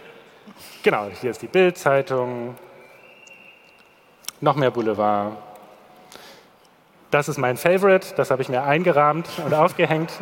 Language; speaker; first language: German; native; German